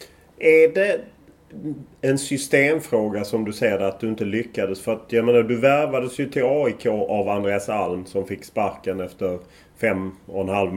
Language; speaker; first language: Swedish; native; Swedish